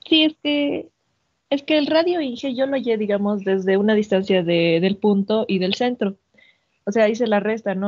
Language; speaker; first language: Spanish; native; Spanish